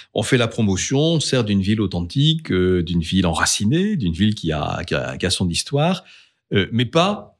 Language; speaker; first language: French; native; French